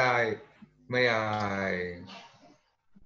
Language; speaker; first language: English; non-native, learner; Portuguese